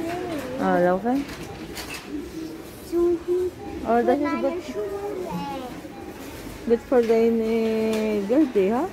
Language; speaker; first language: German; non-native, learner; Filipino